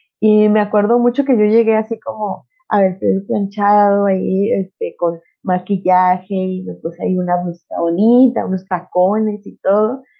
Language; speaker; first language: Spanish; non-native, local second language; Nahuatl languages